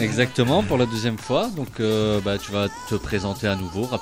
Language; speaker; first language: French; native; French